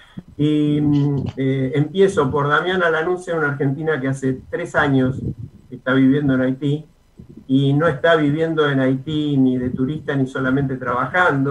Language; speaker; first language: Spanish; native; Spanish